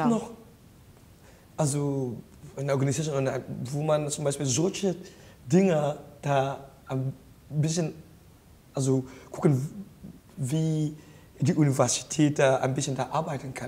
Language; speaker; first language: German; non-native, learner; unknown